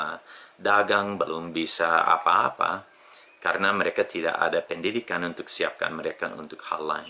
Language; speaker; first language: Indonesian; non-native, fluent; English